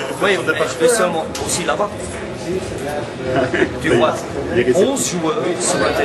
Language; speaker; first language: French; non-native, local second language; Dutch